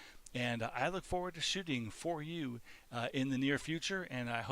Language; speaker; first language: English; native; English